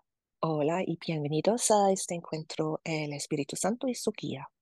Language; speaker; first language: Spanish; non-native, fluent; German